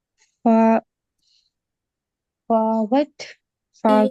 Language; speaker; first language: German; non-native, learner; Hindi